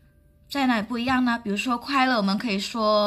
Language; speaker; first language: Chinese; non-native, fluent; Indonesian